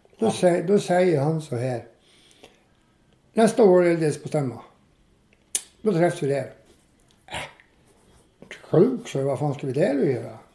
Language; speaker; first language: Swedish; native; Swedish